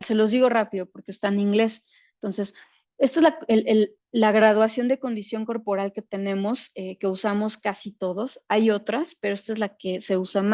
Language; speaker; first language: Spanish; native; Spanish